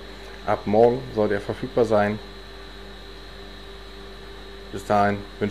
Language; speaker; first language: German; native; German